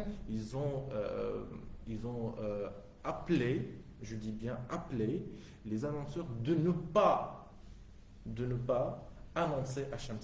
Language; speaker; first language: French; non-native, local second language; Arabic